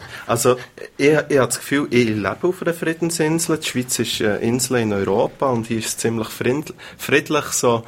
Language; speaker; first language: German; native; German